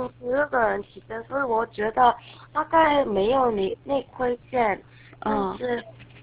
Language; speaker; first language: Chinese; non-native, learner; Korean